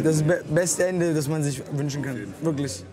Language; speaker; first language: German; native; German